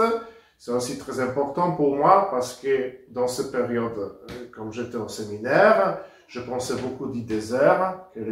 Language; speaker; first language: French; non-native, fluent; Polish